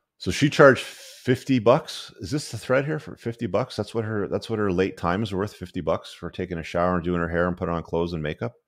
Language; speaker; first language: English; native; English